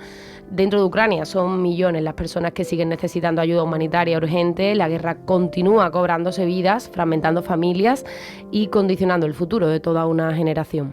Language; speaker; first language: Spanish; native; Spanish